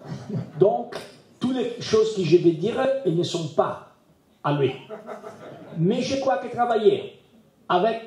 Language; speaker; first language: French; non-native, learner; Italian